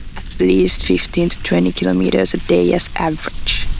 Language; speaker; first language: English; non-native, fluent; Finnish